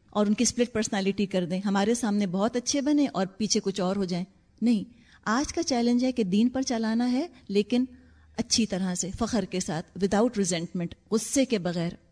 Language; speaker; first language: Urdu; native; Urdu